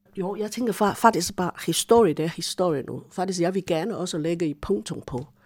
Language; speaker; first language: Danish; non-native, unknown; Chinese